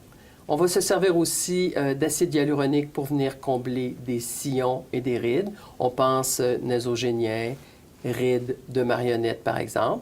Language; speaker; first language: French; native; French